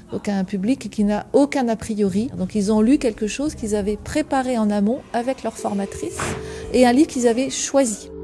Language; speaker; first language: French; native; French